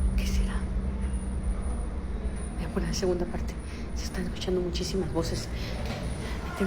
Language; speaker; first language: Spanish; native; Spanish